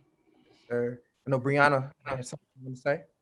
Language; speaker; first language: English; native; English